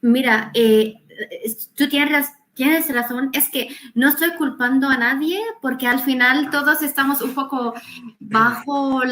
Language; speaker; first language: Spanish; non-native, fluent; Arabic